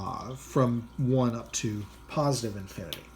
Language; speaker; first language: English; native; English